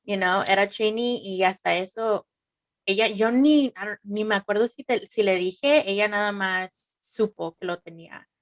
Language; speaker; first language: Spanish; early bilingual, heritage; Spanish